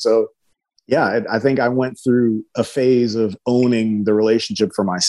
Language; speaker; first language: English; early bilingual, other home language; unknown